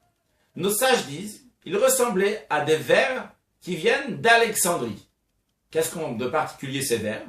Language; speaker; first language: French; native; French